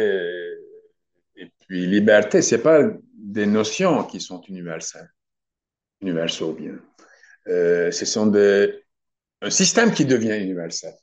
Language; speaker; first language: French; non-native, fluent; Turkish